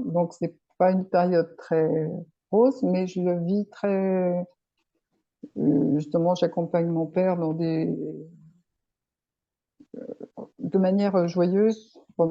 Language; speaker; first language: French; native; French